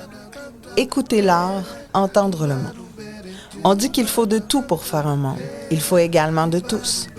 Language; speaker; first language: French; native; French